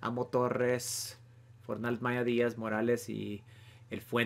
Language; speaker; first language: Spanish; early bilingual, heritage; Spanish